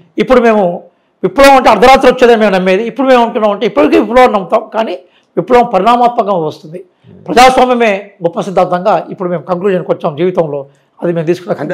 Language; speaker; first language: Telugu; non-native, local second language; Urdu